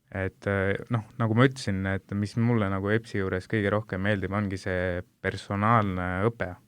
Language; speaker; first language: Estonian; early bilingual, other home language; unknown